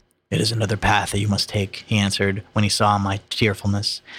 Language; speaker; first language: English; native; English